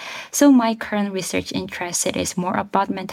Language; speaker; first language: English; non-native, fluent; Korean